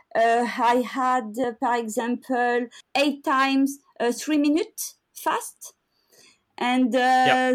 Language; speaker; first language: English; non-native, learner; French